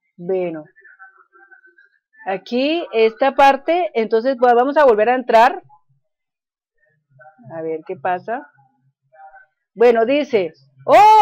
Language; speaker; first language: Spanish; native; Spanish